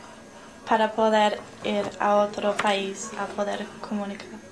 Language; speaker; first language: Spanish; non-native, learner; English